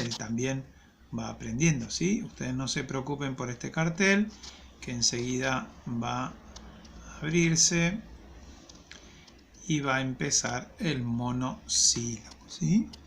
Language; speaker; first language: Spanish; native; Spanish